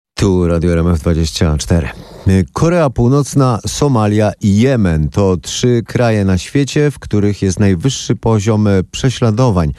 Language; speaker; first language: Polish; native; Polish